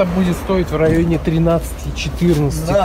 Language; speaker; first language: Russian; native; Russian